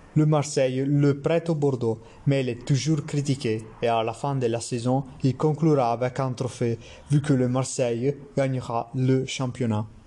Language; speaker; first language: French; non-native, learner; Italian